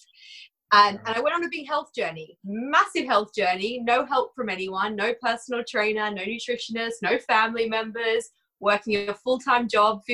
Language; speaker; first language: English; native; English